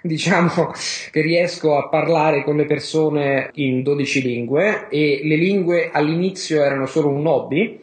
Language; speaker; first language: Italian; native; Italian